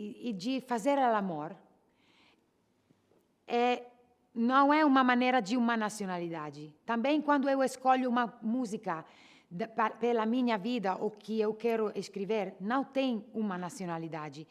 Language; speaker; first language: Portuguese; non-native, learner; Italian